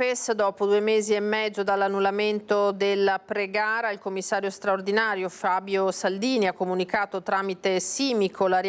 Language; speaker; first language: Italian; native; Italian